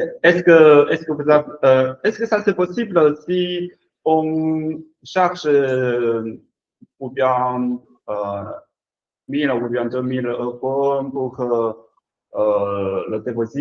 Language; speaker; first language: French; non-native, learner; Chinese